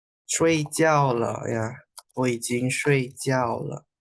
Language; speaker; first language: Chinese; non-native, fluent; Indonesian